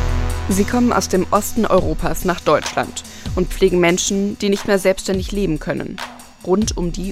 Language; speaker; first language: German; native; German